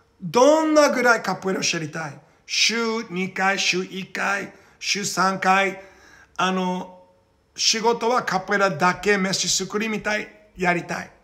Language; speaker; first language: Japanese; non-native, learner; Portuguese